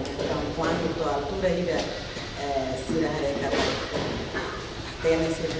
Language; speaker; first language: Portuguese; non-native, local second language; Tetum